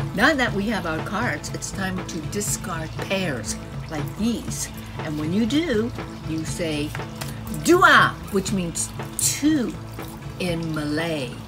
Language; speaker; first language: English; native; English